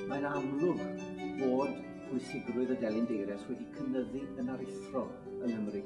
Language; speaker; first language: Welsh; native; Welsh